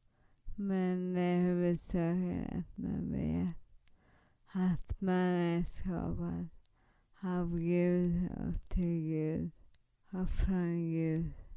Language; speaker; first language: Swedish; non-native, fluent; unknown